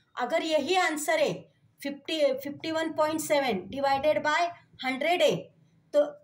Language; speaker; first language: Hindi; non-native, local second language; Marathi